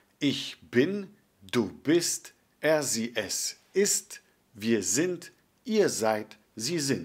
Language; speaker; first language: German; non-native, fluent; Polish